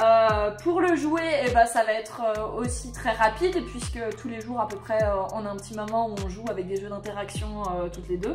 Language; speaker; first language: French; native; French